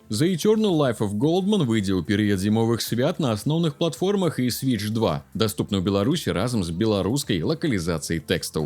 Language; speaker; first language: Belarusian; native; Belarusian